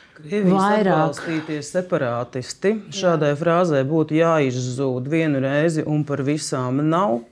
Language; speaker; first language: Latvian; non-native, fluent; Russian